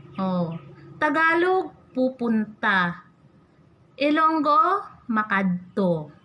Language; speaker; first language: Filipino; non-native, local second language; Hiligaynon